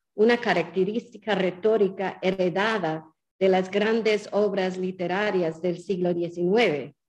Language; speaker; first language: Spanish; non-native, fluent; English